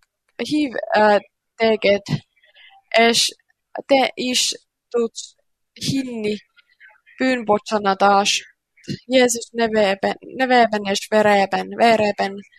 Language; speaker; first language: Hungarian; non-native, learner; Finnish